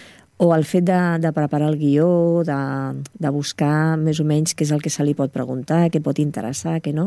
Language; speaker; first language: Catalan; native; Catalan